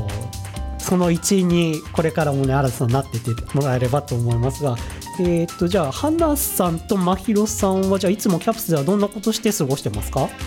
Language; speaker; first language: Japanese; native; Japanese